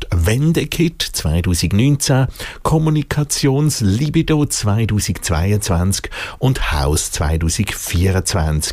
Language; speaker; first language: German; native; German